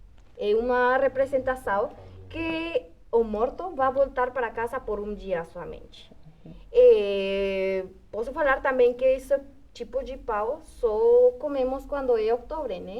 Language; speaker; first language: Portuguese; non-native, fluent; Spanish